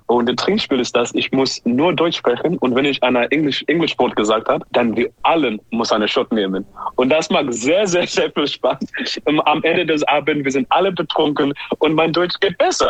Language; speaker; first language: German; non-native, learner; English